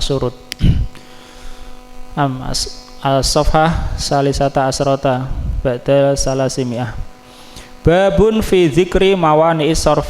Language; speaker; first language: Arabic; non-native, fluent; Indonesian